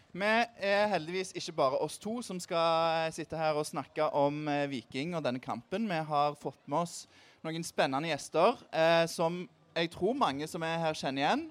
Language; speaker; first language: Norwegian; native; Norwegian